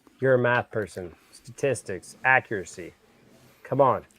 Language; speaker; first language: English; native; English